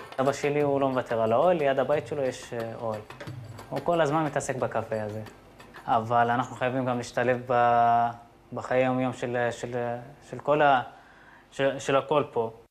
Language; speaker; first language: Hebrew; non-native, local second language; Arabic